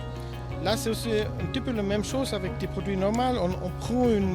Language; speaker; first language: French; non-native, learner; German